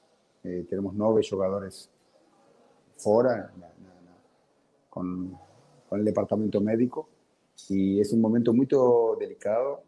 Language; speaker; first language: Portuguese; non-native, fluent; Spanish